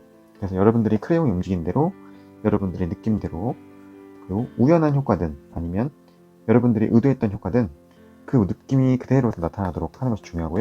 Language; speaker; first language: Korean; native; Korean